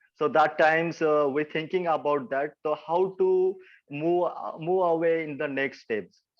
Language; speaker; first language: English; non-native, local second language; Marathi